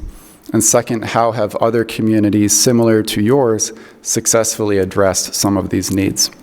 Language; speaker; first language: English; native; English